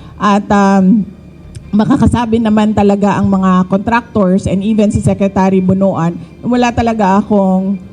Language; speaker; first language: Filipino; non-native, local second language; Cebuano